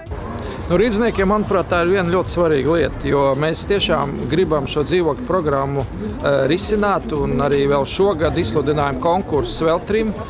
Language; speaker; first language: Latvian; native; Latvian